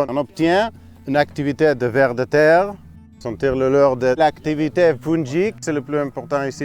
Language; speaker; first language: French; non-native, fluent; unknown